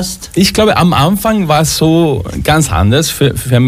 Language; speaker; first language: German; non-native, fluent; Spanish